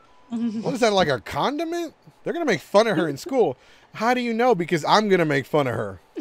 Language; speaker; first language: English; native; English